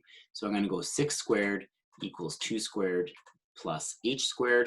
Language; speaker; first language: English; native; English